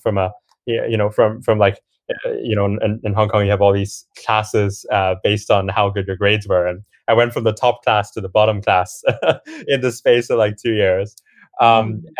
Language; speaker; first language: English; non-native, local second language; Cantonese